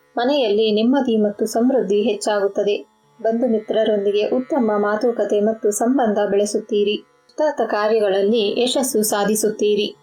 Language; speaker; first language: Kannada; native; Kannada